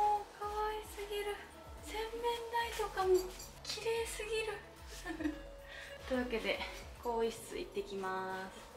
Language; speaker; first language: Japanese; native; Japanese